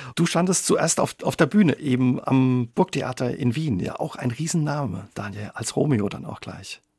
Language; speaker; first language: German; native; German